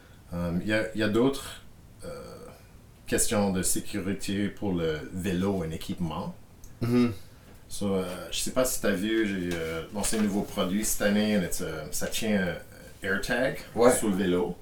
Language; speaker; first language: French; non-native, fluent; English